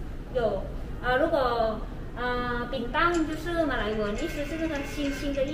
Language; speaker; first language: Chinese; non-native, learner; Thai